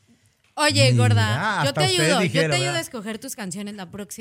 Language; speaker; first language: Spanish; native; Spanish